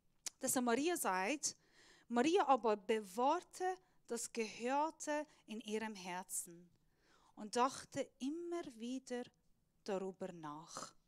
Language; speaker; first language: German; non-native, fluent; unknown